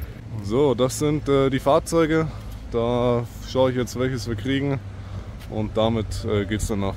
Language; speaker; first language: German; native; German